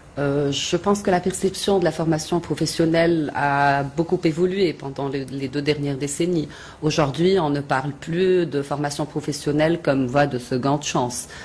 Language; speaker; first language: French; non-native, local second language; Arabic